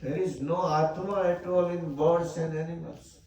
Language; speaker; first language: English; non-native, local second language; Gujarati